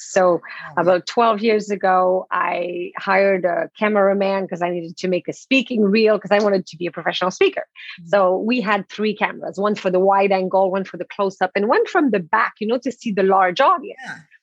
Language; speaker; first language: English; non-native, fluent; French